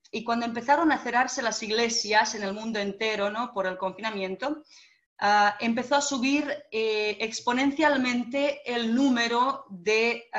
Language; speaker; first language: Spanish; non-native, fluent; Bosnian